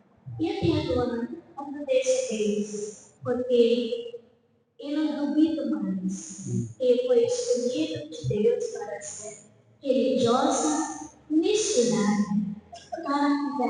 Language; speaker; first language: Portuguese; non-native, fluent; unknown